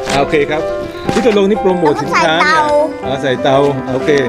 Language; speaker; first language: Thai; native; Thai